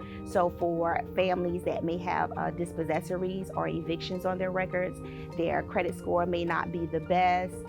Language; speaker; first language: English; native; English